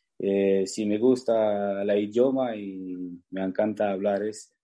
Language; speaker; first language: Spanish; non-native, learner; French